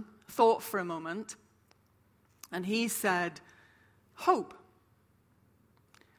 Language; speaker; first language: English; native; English